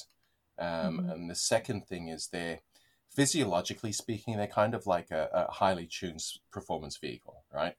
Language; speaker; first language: English; native; English